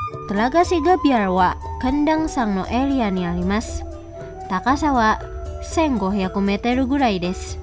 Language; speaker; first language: Japanese; non-native, fluent; Indonesian